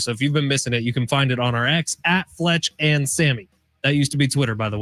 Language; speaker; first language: English; native; English